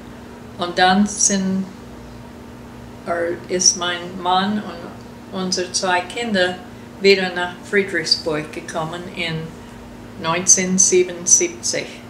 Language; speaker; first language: German; early bilingual, heritage; German